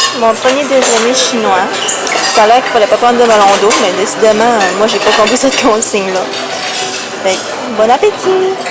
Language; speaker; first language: French; early bilingual, other home language; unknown